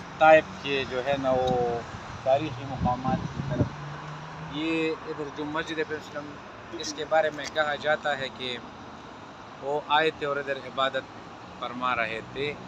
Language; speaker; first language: Urdu; non-native, local second language; Pashto